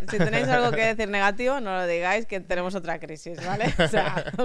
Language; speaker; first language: Spanish; native; Spanish